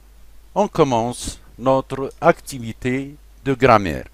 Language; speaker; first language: French; non-native, local second language; Arabic